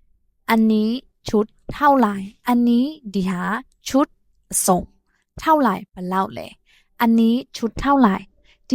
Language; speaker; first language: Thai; non-native, fluent; Burmese